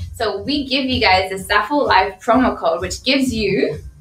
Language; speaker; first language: English; early bilingual, other home language; Portuguese